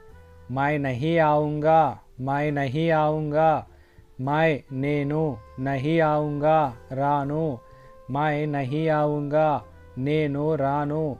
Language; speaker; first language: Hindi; non-native, local second language; Telugu